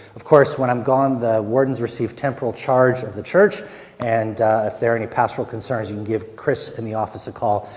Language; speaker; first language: English; native; English